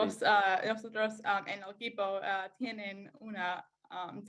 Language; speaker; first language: Spanish; non-native, learner; English